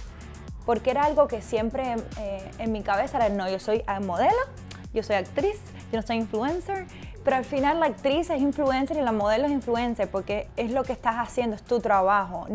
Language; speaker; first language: Spanish; native; Spanish